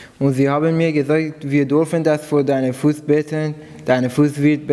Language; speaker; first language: German; non-native, learner; Persian